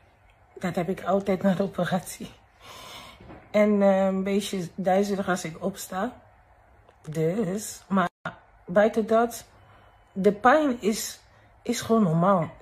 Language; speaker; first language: Dutch; early bilingual, other home language; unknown